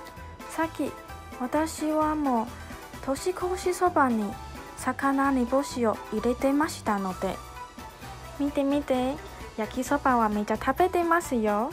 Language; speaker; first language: Japanese; non-native, fluent; Chinese